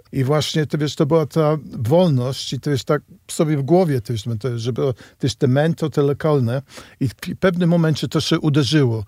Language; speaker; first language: Polish; non-native, fluent; English